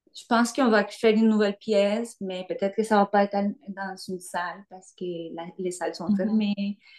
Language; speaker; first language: French; non-native, fluent; Spanish